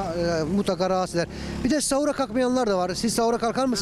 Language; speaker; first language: Turkish; native; Turkish